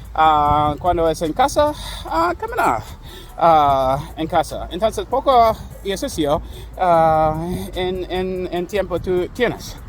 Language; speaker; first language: Spanish; non-native, learner; English